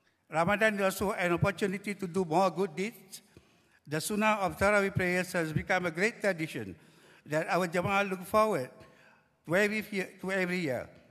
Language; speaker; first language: English; non-native, local second language; Malay